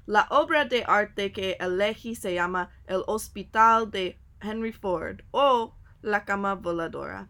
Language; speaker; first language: Spanish; non-native, learner; English